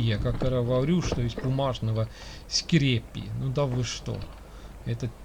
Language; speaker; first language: Russian; non-native, local second language; Estonian